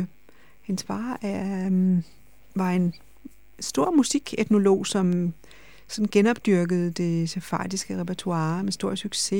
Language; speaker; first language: Danish; native; Danish